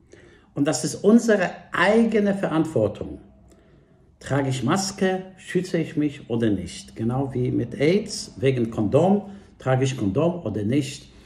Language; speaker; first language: German; non-native, fluent; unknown